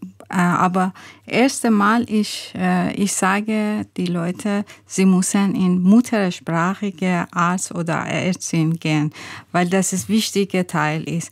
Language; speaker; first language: German; non-native, learner; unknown